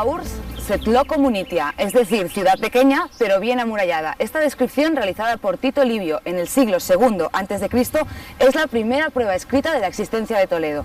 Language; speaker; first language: Spanish; native; Spanish